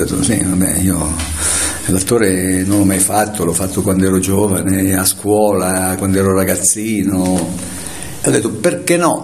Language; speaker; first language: Italian; native; Italian